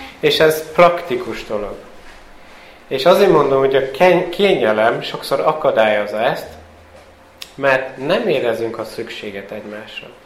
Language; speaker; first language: Hungarian; early bilingual, heritage; Hungarian